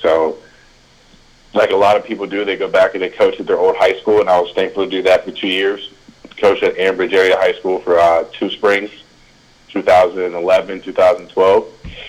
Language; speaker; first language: English; native; English